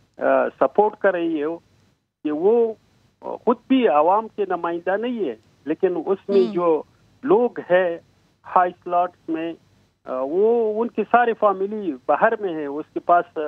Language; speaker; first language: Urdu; non-native, fluent; Pashto